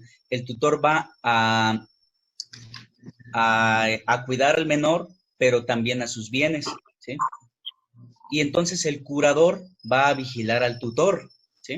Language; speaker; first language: Spanish; native; Spanish